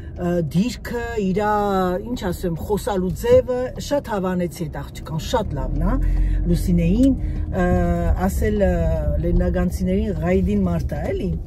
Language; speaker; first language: Armenian; native; Armenian